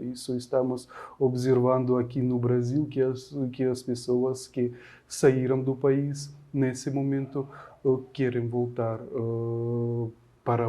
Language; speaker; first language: Portuguese; non-native, fluent; Ukrainian